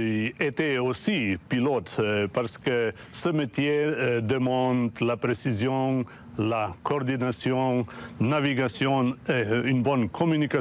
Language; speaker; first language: French; non-native, fluent; Slovenian